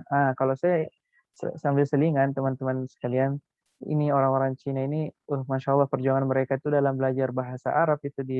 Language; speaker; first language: Indonesian; non-native, local second language; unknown